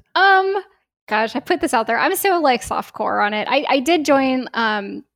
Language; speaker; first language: English; native; English